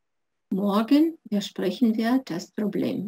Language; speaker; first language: German; non-native, fluent; Russian